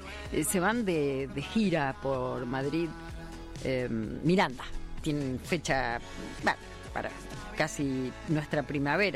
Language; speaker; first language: Spanish; native; Spanish